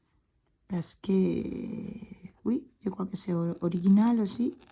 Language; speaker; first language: French; non-native, fluent; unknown